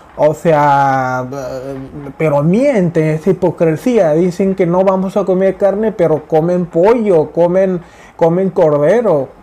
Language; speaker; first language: Spanish; non-native, fluent; Hindi